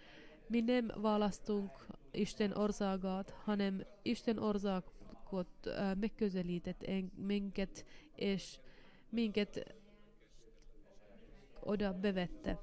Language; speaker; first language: Hungarian; non-native, fluent; Finnish